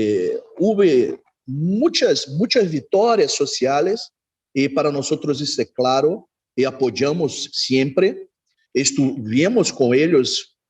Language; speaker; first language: Spanish; non-native, learner; Portuguese